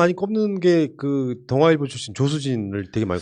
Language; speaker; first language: Korean; native; Korean